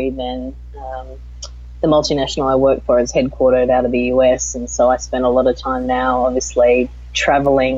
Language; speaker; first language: English; native; English